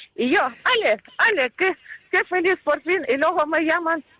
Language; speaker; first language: Spanish; non-native, fluent; Ukrainian